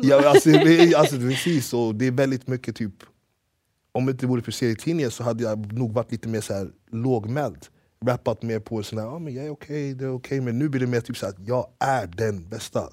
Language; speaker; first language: Swedish; early bilingual, other home language; English